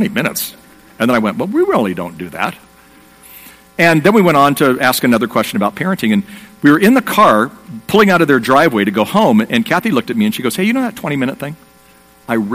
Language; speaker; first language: English; native; English